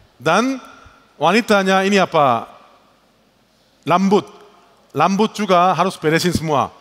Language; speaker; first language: Indonesian; non-native, learner; Korean